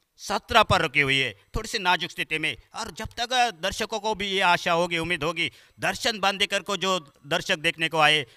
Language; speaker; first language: Hindi; non-native, local second language; Marathi